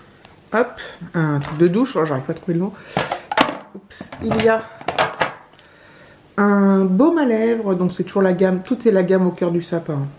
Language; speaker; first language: French; native; French